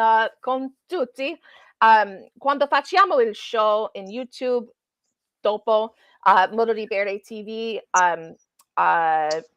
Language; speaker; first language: Italian; non-native, learner; English